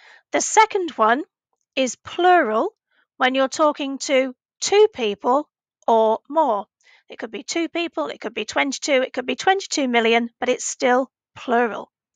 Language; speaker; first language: English; native; English